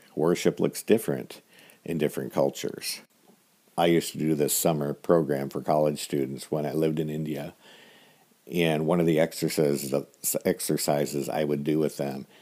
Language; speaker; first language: English; native; English